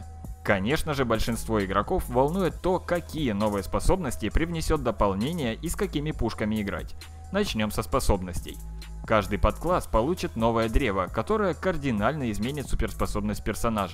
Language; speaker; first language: Russian; native; Russian